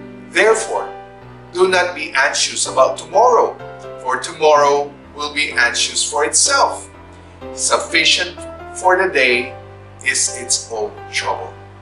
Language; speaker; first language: English; non-native, local second language; Min Nan Chinese